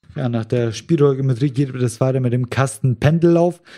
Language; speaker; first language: German; early bilingual, other home language; Russian